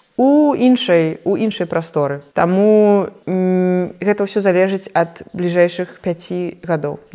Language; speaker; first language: Belarusian; non-native, local second language; Russian